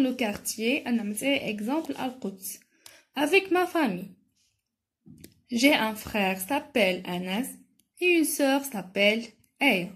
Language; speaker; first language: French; non-native, local second language; Arabic